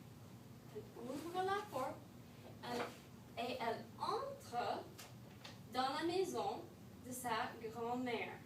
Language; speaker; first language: French; non-native, fluent; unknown